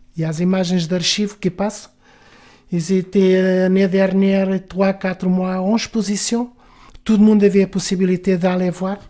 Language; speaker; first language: French; non-native, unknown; Portuguese